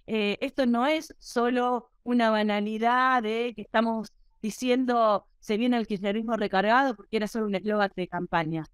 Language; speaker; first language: Spanish; native; Spanish